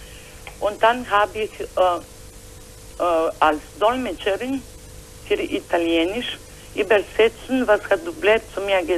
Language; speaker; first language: German; non-native, learner; Croatian